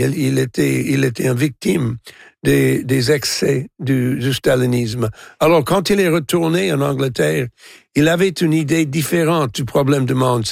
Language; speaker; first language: French; non-native, local second language; English